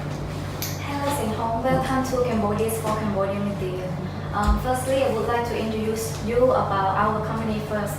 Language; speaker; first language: English; non-native, learner; Khmer